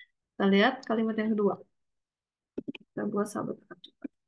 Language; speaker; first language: Indonesian; native; Indonesian